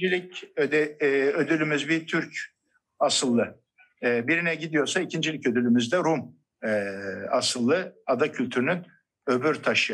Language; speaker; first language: Turkish; native; Turkish